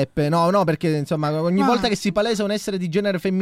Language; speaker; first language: Italian; native; Italian